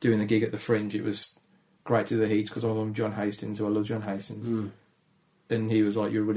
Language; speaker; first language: English; native; English